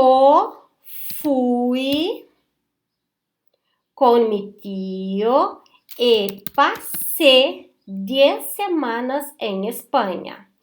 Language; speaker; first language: Spanish; non-native, fluent; Portuguese